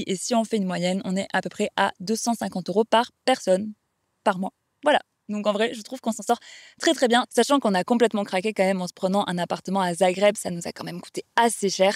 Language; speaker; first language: French; native; French